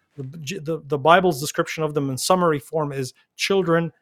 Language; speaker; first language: English; non-native, fluent; Arabic